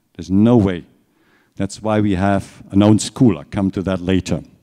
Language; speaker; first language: English; non-native, fluent; German